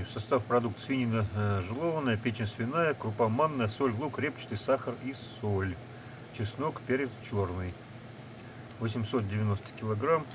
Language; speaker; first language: Russian; native; Russian